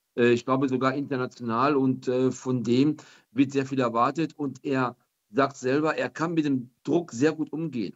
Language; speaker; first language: German; native; German